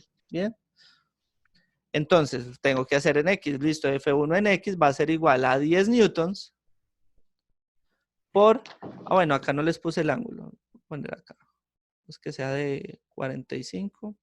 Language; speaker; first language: Spanish; native; Spanish